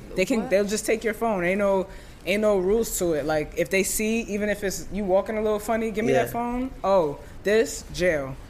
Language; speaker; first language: English; early bilingual, other home language; Yoruba